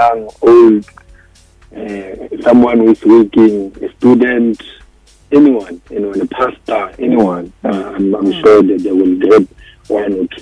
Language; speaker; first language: English; non-native, local second language; Northern Sotho